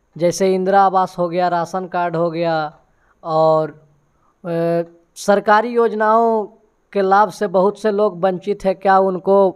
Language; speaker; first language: Hindi; native; Hindi